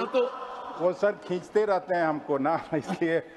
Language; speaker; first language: Hindi; native; Hindi